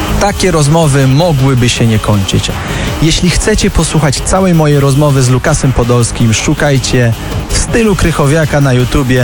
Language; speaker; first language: Polish; native; Polish